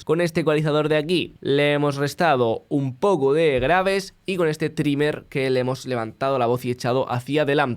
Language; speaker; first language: Spanish; native; Spanish